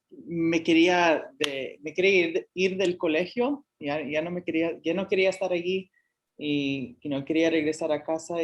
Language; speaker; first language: Spanish; early bilingual, heritage; Spanish